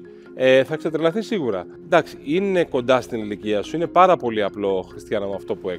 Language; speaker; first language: Greek; native; Greek